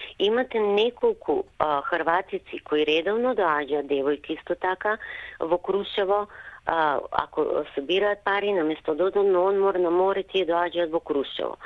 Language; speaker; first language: Macedonian; native; Macedonian